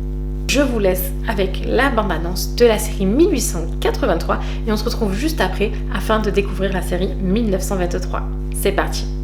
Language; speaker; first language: French; native; French